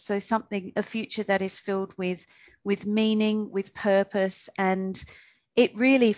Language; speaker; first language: English; native; English